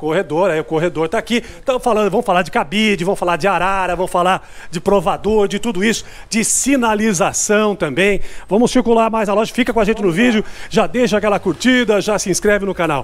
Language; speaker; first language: Portuguese; native; Portuguese